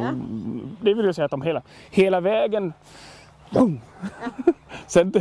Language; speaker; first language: Swedish; native; Swedish